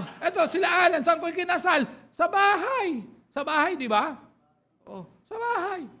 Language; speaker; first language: Filipino; native; Filipino